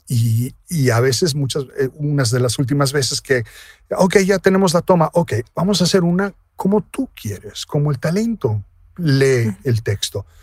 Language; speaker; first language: Spanish; native; Spanish